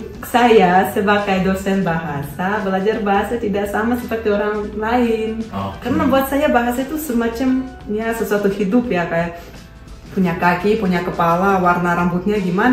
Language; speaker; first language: Indonesian; non-native, fluent; Russian